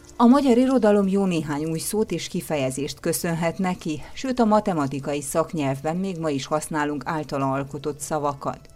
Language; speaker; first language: Hungarian; native; Hungarian